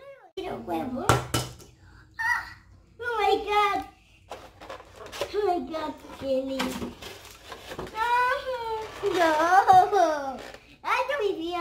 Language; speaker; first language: Spanish; early bilingual, heritage; Spanish